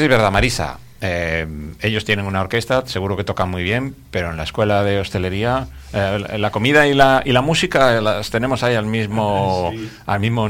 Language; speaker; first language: Spanish; native; Spanish